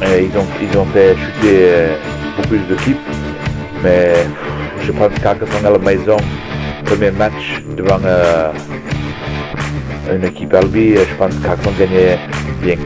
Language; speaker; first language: French; non-native, learner; English